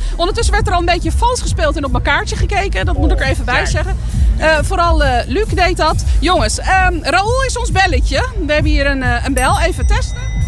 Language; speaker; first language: Dutch; native; Dutch